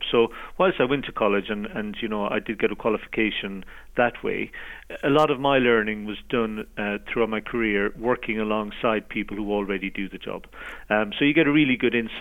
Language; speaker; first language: English; native; English